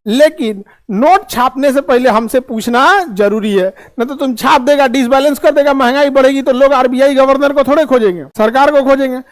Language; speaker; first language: Hindi; native; Hindi